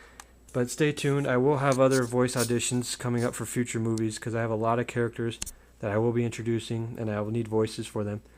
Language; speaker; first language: English; native; English